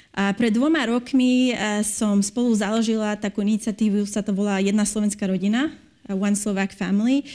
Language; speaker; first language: Slovak; early bilingual, heritage; Slovak